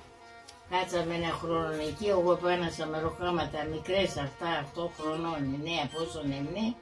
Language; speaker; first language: Greek; early bilingual, other home language; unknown